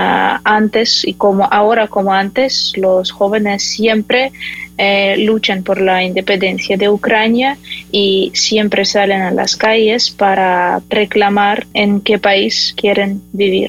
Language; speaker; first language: Spanish; non-native, fluent; Ukrainian